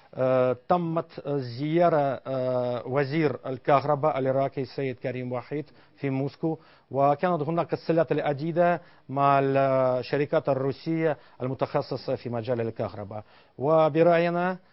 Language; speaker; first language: Arabic; non-native, fluent; Russian